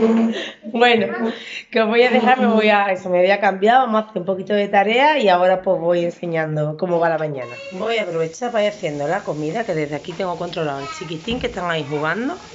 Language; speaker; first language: Spanish; native; Spanish